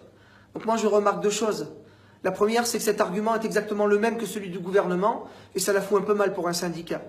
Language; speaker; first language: French; native; French